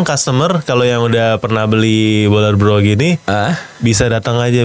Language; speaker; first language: Indonesian; native; Indonesian